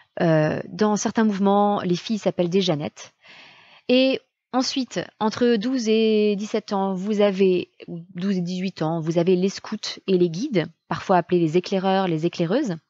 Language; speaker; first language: French; native; French